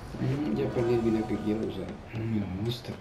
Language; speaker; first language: Spanish; native; Spanish